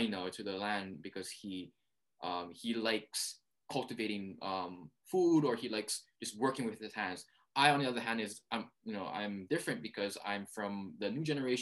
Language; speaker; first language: English; early bilingual, other home language; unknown